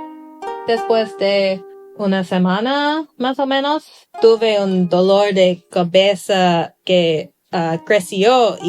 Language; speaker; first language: Spanish; non-native, learner; English